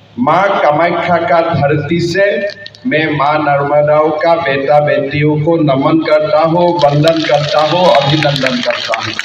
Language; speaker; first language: Hindi; non-native, local second language; Assamese